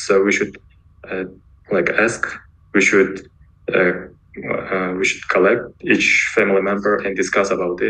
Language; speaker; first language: English; non-native, learner; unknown